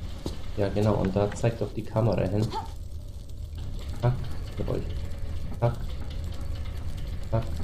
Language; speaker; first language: German; native; German